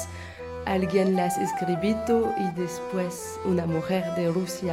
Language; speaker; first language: Spanish; non-native, fluent; French